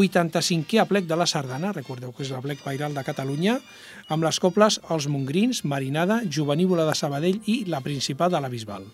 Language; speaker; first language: Catalan; native; Catalan